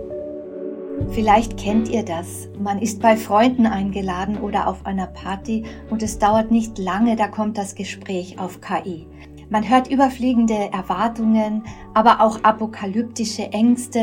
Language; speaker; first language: German; native; German